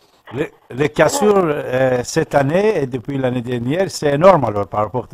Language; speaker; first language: French; non-native, fluent; Persian